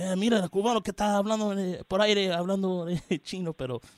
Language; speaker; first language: Spanish; early bilingual, heritage; Spanish